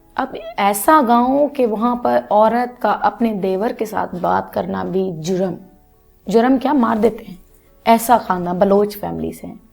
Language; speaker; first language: Urdu; non-native, local second language; Punjabi